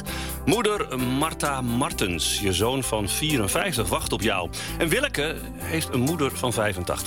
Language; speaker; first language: Dutch; native; Dutch